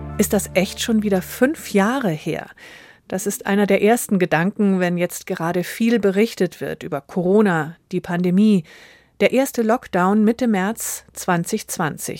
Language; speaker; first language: German; native; German